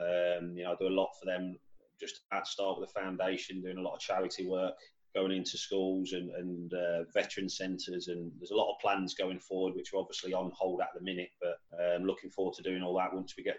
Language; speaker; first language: English; native; English